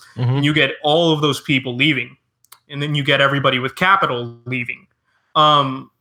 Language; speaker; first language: English; early bilingual, other home language; Spanish